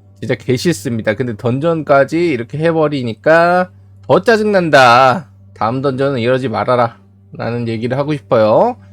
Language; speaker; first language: Korean; native; Korean